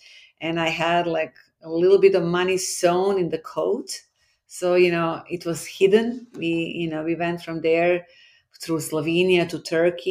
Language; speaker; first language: English; non-native, fluent; Bosnian